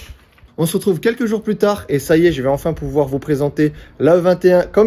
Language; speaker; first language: French; native; French